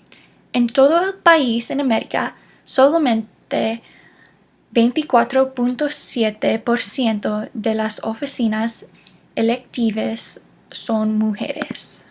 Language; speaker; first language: Spanish; non-native, learner; English